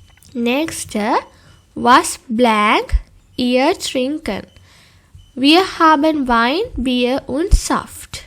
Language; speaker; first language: German; non-native, fluent; Sinhala